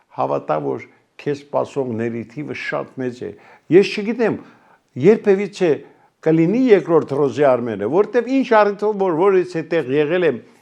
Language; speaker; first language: Armenian; native; Armenian